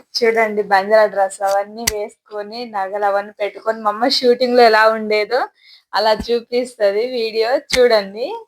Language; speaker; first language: Telugu; non-native, local second language; Lambadi